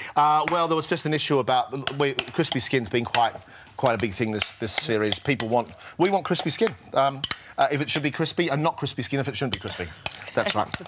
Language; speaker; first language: English; native; English